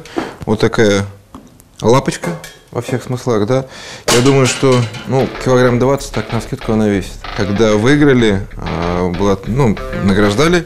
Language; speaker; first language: Russian; native; Russian